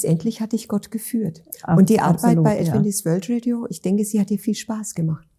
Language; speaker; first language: German; native; German